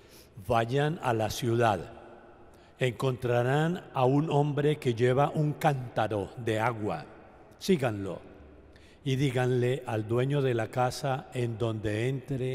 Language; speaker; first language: Spanish; native; Spanish